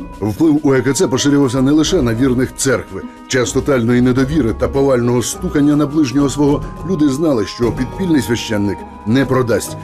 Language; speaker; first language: Ukrainian; native; Ukrainian